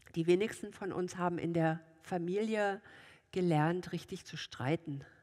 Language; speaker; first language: German; native; German